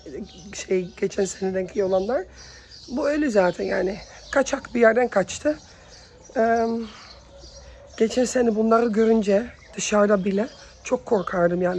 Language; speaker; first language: Turkish; early bilingual, heritage; Turkish